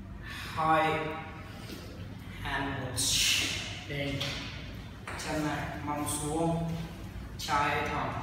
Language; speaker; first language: Vietnamese; non-native, learner; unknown